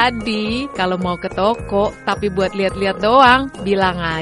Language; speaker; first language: Indonesian; native; Indonesian